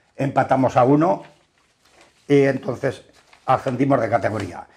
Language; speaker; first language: Spanish; native; Spanish